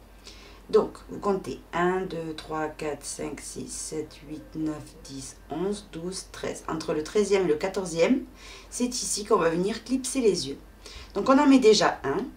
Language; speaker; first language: French; native; French